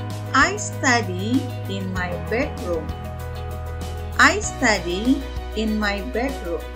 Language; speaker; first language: English; non-native, fluent; Indonesian